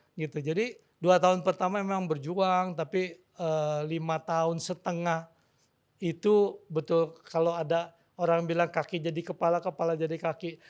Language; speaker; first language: Indonesian; native; Indonesian